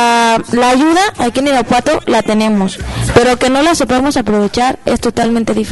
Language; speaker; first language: Spanish; native; Spanish